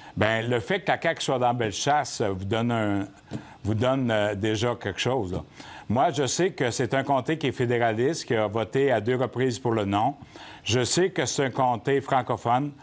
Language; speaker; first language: French; native; French